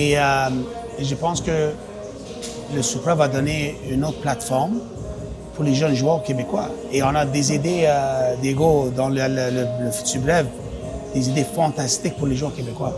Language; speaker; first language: French; non-native, local second language; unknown